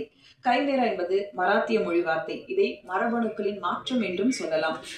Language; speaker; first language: Tamil; native; Tamil